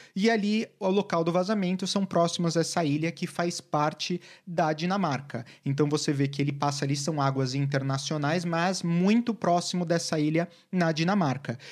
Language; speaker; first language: Portuguese; native; Portuguese